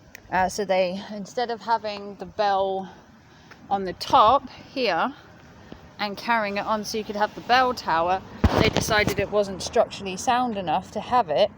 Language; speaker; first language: English; native; English